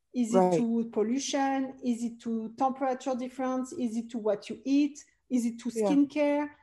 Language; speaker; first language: English; non-native, fluent; French